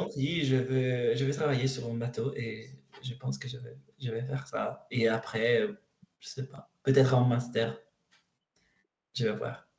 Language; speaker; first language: French; non-native, learner; Italian